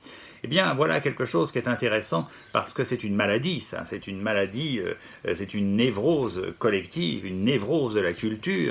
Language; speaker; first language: French; native; French